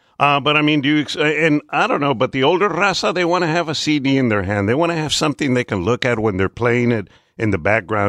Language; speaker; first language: English; early bilingual, other home language; Spanish